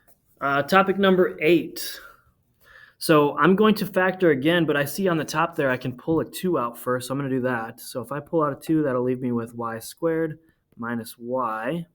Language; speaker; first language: English; native; English